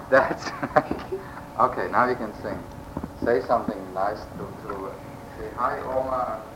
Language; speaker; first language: English; non-native, fluent; German